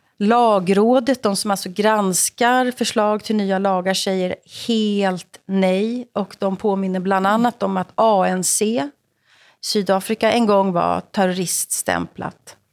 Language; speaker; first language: Swedish; native; Swedish